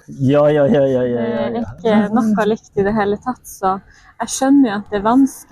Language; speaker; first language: Norwegian; non-native, local second language; Northern Sami